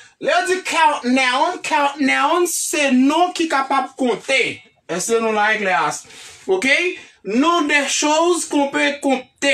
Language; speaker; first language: French; non-native, local second language; Haitian Creole